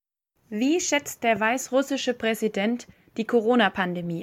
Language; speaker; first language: German; native; German